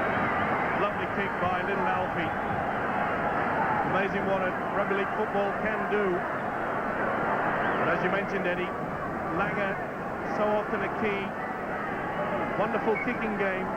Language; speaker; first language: English; native; English